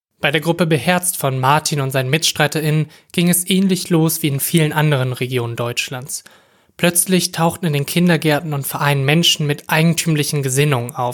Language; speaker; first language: German; native; German